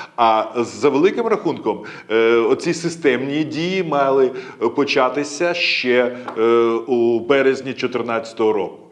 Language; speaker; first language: Ukrainian; native; Ukrainian